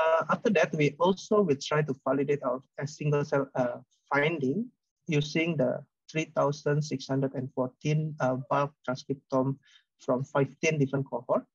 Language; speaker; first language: English; non-native, fluent; Indonesian